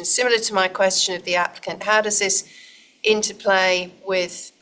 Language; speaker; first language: English; native; English